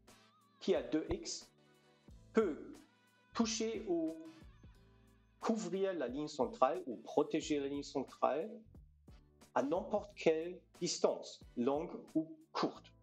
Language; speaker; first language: French; non-native, fluent; German